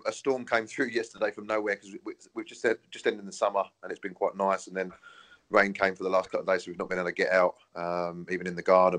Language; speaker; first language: English; native; English